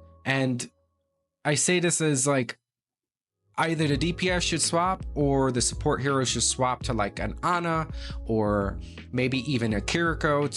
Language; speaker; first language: English; native; English